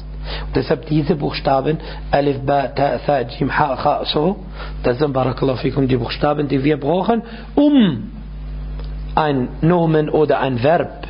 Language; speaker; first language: German; non-native, fluent; Arabic